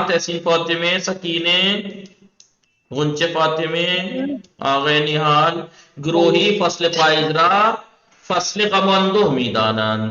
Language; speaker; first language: Persian; non-native, fluent; Urdu